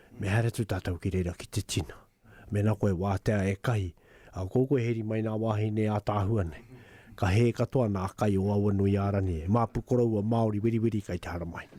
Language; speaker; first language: Māori; native; Māori